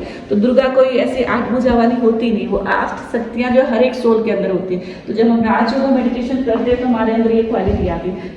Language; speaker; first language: Hindi; native; Hindi